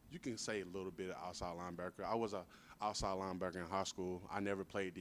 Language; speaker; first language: English; native; English